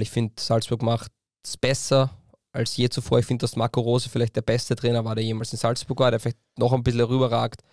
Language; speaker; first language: German; native; German